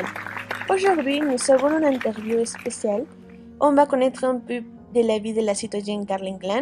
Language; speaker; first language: French; non-native, fluent; Spanish